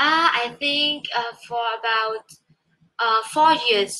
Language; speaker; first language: English; non-native, learner; Vietnamese